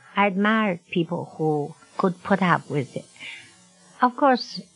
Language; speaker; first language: English; non-native, fluent; Chinese